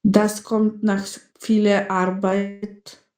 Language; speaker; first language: German; non-native, learner; Macedonian